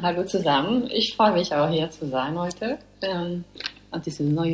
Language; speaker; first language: German; non-native, fluent; French